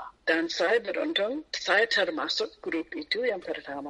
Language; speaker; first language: Indonesian; non-native, fluent; English